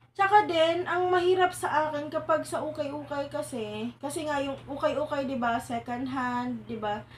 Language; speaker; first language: Filipino; non-native, local second language; Cebuano